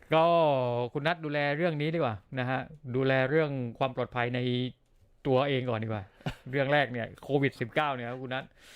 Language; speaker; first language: Thai; native; Thai